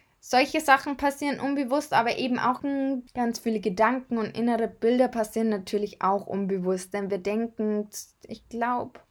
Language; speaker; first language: German; native; German